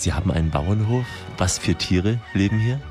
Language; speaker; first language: German; native; German